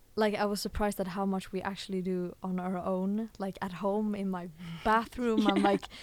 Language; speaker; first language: English; early bilingual, other home language; Swedish